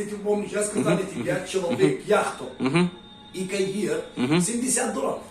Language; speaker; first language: Russian; non-native, learner; Arabic